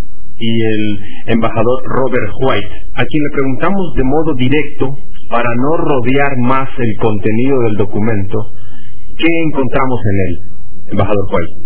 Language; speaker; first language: Spanish; native; Spanish